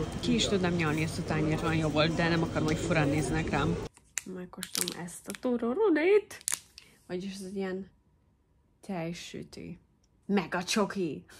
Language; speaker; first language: Hungarian; early bilingual, heritage; Hungarian